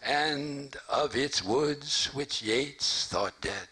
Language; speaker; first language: English; native; English